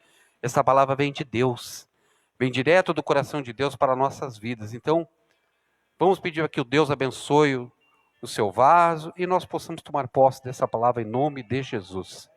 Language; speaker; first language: Portuguese; native; Portuguese